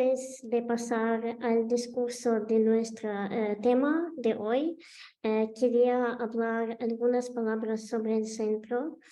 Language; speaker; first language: Spanish; non-native, fluent; Ukrainian